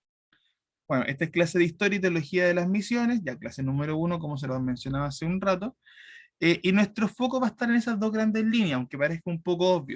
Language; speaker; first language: Spanish; native; Spanish